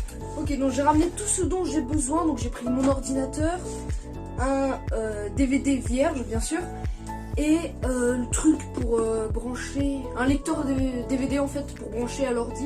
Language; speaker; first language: French; native; French